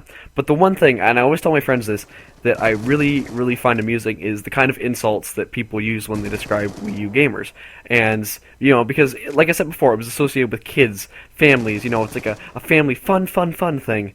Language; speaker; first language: English; native; English